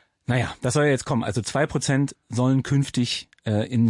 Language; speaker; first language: German; native; German